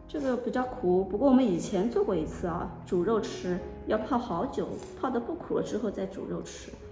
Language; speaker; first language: Chinese; native; Chinese